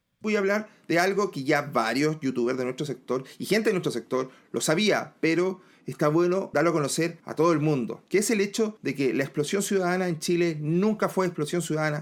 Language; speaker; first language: Spanish; native; Spanish